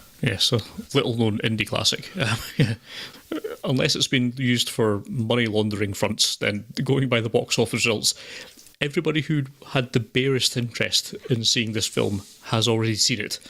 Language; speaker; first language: English; native; English